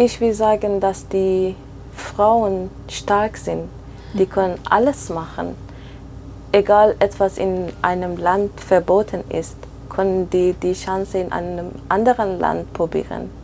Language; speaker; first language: German; non-native, fluent; Persian